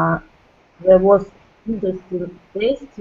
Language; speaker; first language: English; non-native, learner; Russian